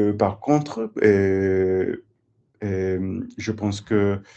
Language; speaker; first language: French; non-native, learner; English